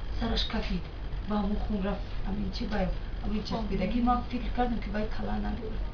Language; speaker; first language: Tajik; non-native, local second language; Shughni